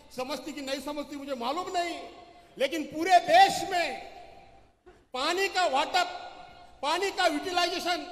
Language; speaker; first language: Hindi; non-native, local second language; Marathi